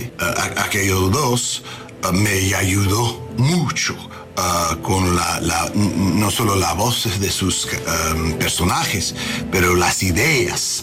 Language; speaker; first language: Spanish; non-native, learner; English